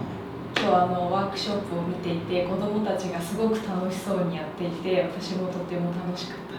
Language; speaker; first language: Japanese; native; Japanese